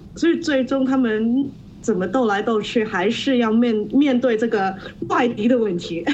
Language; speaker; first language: Chinese; non-native, local second language; Cantonese